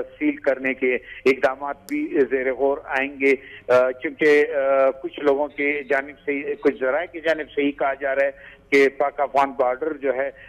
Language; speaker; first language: Urdu; non-native, local second language; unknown